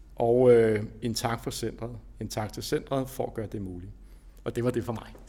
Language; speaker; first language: Danish; native; Danish